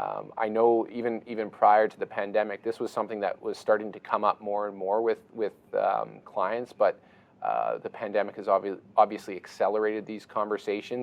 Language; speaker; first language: English; native; English